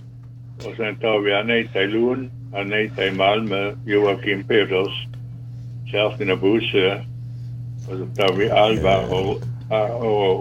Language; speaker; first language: Swedish; native; Swedish